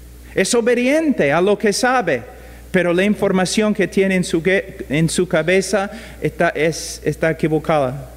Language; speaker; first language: Spanish; non-native, fluent; English